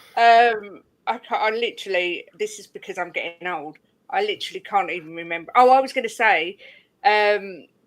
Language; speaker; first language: English; native; English